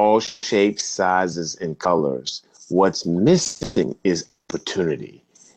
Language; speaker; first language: English; native; English